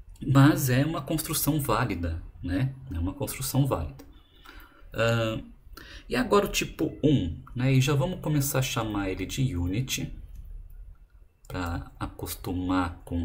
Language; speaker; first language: Portuguese; native; Portuguese